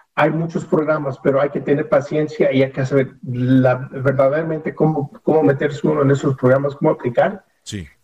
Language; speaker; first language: Spanish; early bilingual, heritage; Spanish